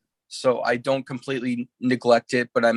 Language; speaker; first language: English; native; English